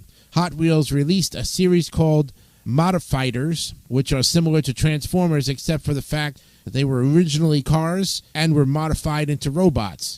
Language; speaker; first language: English; native; English